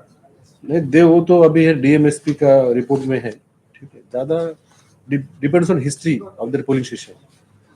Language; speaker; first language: Hindi; non-native, local second language; Bangla